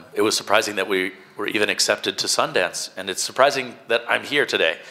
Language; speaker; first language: English; native; English